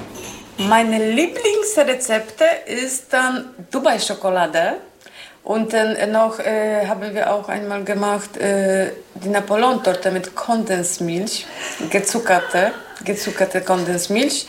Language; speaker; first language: German; non-native, learner; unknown